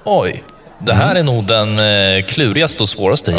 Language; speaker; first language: Swedish; native; Swedish